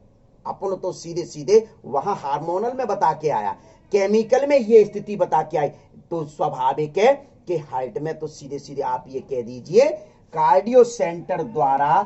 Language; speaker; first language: Hindi; native; Hindi